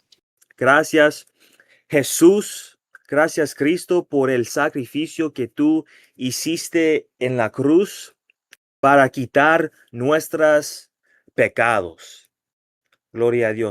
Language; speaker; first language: Spanish; non-native, fluent; English